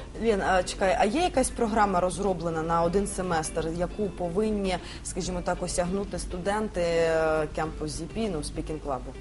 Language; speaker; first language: Ukrainian; native; Ukrainian